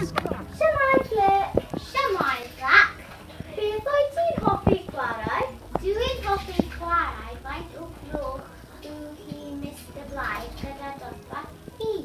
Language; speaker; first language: Welsh; non-native, learner; English